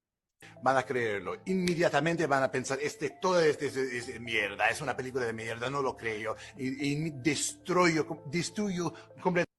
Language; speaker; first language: Spanish; non-native, fluent; English